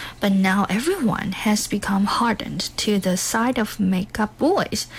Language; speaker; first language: English; non-native, fluent; Chinese